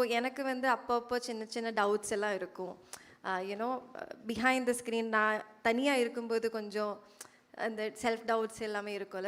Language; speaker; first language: Tamil; non-native, fluent; Malayalam